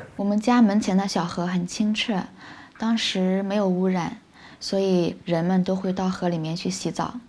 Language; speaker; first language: Chinese; native; Chinese